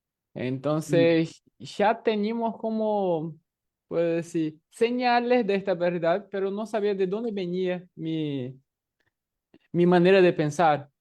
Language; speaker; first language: Spanish; non-native, fluent; Portuguese